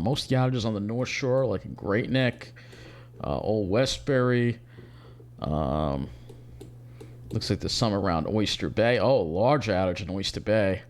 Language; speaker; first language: English; native; English